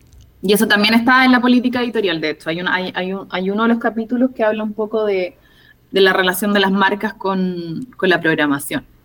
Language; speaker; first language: Spanish; native; Spanish